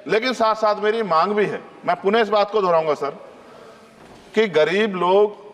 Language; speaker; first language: Hindi; native; Hindi